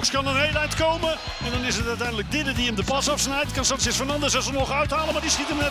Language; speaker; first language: Dutch; native; Dutch